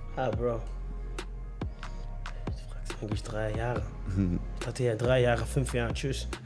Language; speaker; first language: German; non-native, fluent; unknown